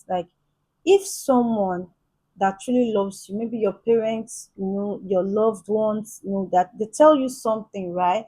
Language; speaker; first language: English; native; English